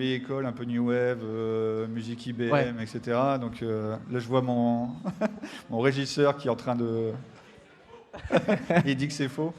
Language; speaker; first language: French; native; French